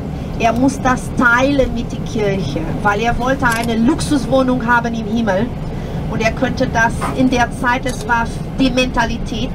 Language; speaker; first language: German; non-native, fluent; Portuguese